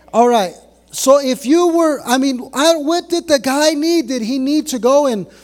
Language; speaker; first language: English; native; English